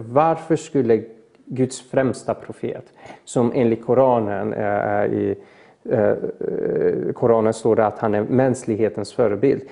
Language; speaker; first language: Swedish; early bilingual, other home language; Persian